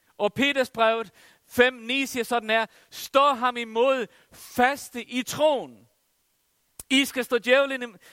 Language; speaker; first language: Danish; non-native, local second language; Faroese